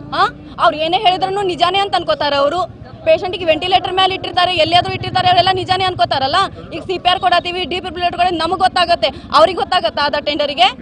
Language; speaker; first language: Kannada; native; Kannada